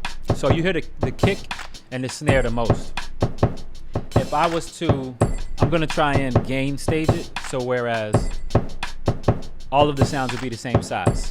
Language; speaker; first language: English; native; English